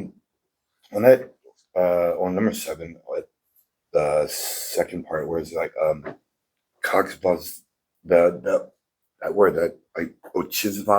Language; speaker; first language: English; non-native, learner; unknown